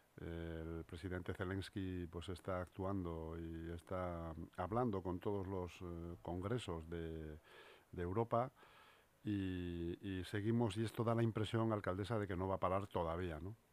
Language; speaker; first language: Spanish; native; Spanish